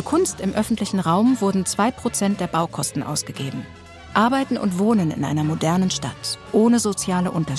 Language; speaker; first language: German; native; German